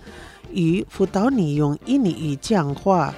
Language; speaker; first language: Chinese; non-native, fluent; Indonesian